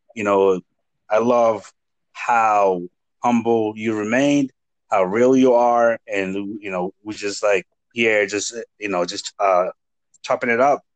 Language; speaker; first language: English; non-native, local second language; Igbo